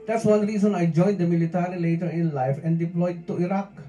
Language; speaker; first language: English; non-native, local second language; Filipino